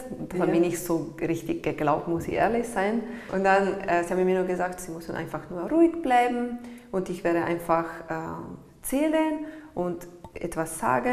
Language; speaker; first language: German; non-native, learner; Italian